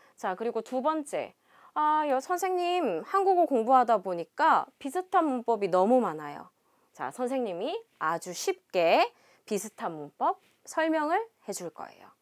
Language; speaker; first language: Korean; native; Korean